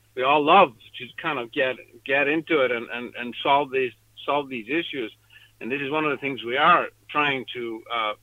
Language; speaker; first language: English; non-native, fluent; Icelandic